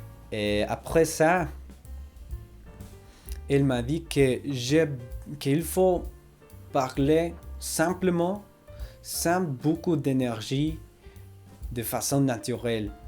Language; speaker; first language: French; non-native, learner; English